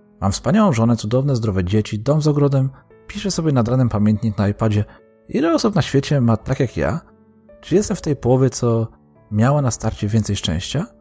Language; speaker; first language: Polish; native; Polish